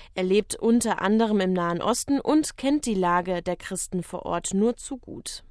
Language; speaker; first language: German; native; German